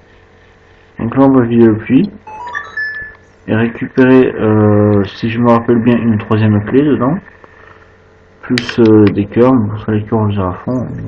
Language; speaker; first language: French; native; French